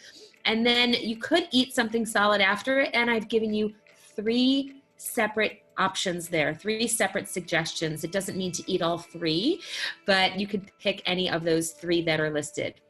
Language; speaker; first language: English; native; English